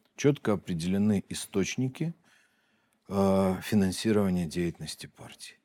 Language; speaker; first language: Russian; native; Russian